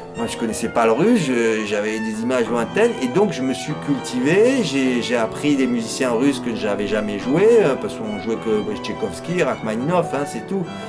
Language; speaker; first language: French; native; French